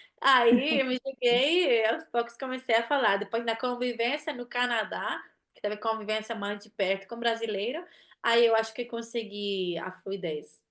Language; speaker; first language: Portuguese; non-native, fluent; Italian